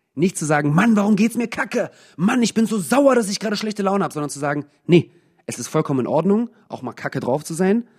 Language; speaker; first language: German; native; German